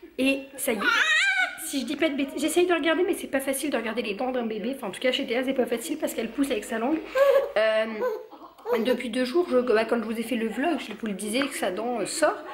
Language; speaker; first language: French; native; French